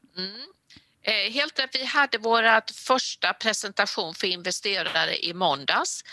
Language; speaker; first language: Swedish; native; Swedish